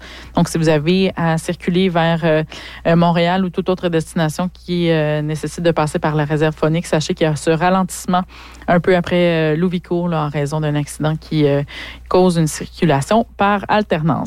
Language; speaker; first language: French; native; French